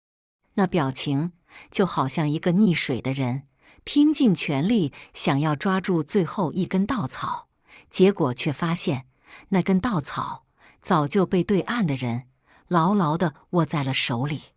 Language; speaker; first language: Chinese; native; Chinese